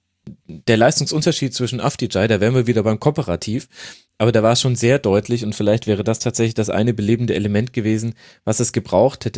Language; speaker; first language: German; native; German